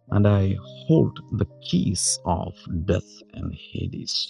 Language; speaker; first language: English; non-native, local second language; Malayalam